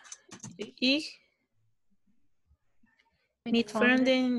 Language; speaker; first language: German; non-native, learner; Spanish